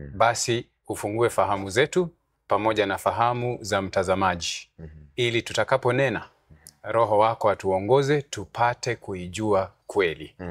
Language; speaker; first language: Swahili; non-native, local second language; Luo (Kenya and Tanzania)